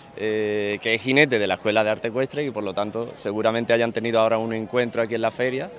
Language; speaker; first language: Spanish; non-native, fluent; English